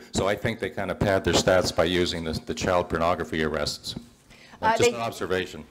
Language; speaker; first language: English; native; English